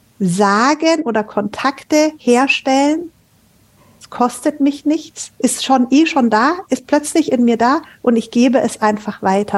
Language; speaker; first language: German; native; German